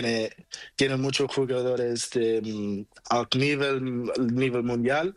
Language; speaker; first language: Spanish; non-native, learner; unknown